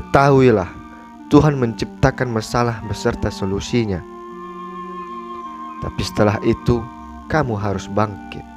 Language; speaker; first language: Indonesian; native; Indonesian